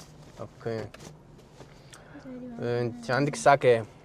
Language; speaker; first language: Arabic; native; Arabic